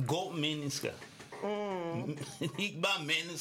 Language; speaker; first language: Danish; non-native, fluent; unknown